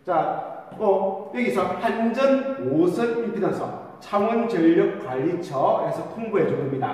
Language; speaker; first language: Korean; native; Korean